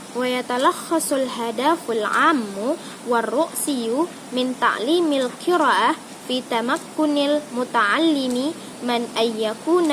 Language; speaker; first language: Arabic; non-native, learner; Indonesian